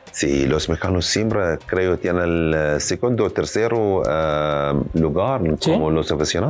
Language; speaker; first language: Spanish; non-native, learner; Arabic